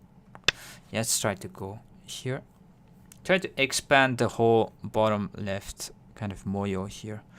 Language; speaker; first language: English; non-native, fluent; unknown